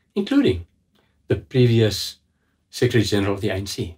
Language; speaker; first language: English; non-native, local second language; Afrikaans